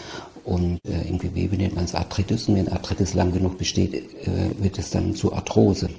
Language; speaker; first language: German; native; German